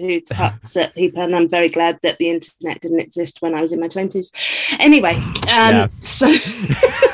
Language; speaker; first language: English; native; English